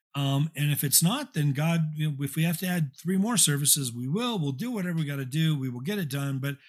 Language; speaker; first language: English; native; English